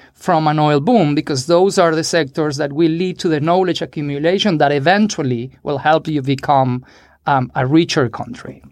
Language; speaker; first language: English; non-native, fluent; Spanish